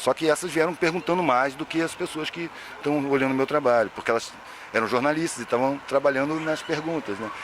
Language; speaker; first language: Portuguese; native; Portuguese